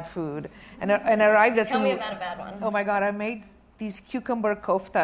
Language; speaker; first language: English; non-native, local second language; Sindhi